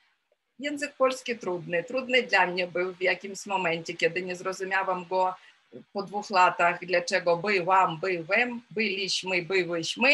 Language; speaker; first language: Polish; non-native, fluent; Ukrainian